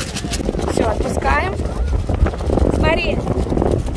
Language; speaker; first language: Russian; native; Russian